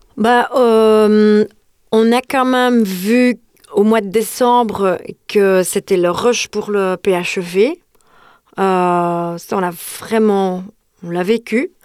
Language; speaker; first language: French; non-native, local second language; Dutch